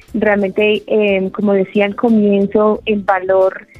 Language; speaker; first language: Spanish; non-native, fluent; English